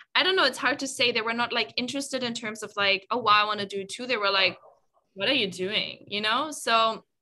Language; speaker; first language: English; non-native, fluent; German